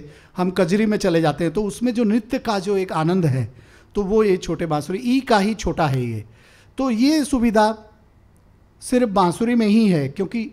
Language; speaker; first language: Hindi; native; Hindi